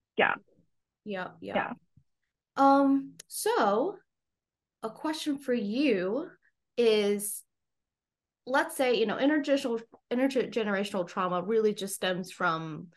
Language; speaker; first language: English; native; English